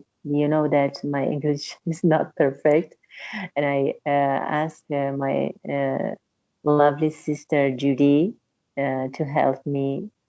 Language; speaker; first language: English; non-native, learner; Persian